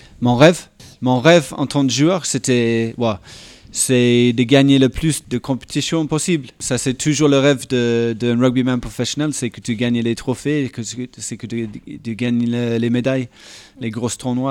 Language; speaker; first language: French; non-native, fluent; English